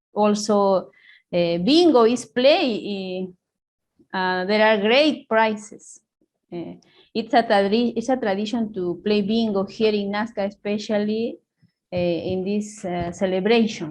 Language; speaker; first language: English; non-native, learner; Spanish